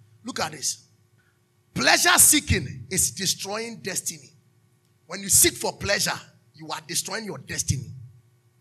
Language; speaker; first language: English; non-native, local second language; Akan